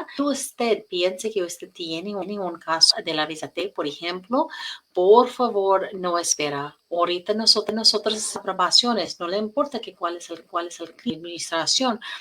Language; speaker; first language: Spanish; non-native, learner; English